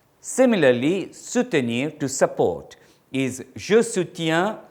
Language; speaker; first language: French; non-native, fluent; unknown